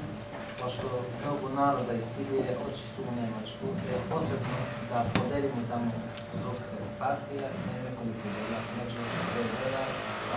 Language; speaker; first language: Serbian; non-native, learner; Arabic